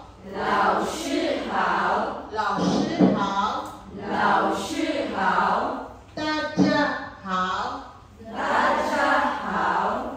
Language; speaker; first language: Chinese; non-native, fluent; Filipino